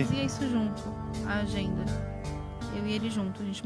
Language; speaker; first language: Portuguese; native; Portuguese